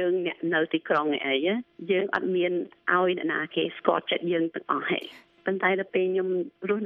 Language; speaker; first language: Khmer; early bilingual, heritage; Khmer